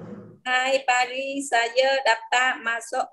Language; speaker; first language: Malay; non-native, learner; Vietnamese